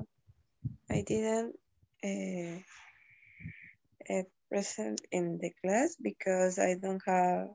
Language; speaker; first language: English; non-native, learner; Spanish